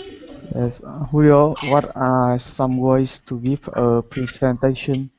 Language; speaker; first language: English; non-native, learner; Vietnamese